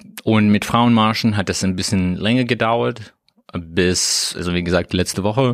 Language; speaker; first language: German; non-native, learner; Russian